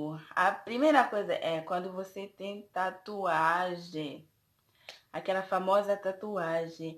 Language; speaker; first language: Portuguese; non-native, fluent; Haitian Creole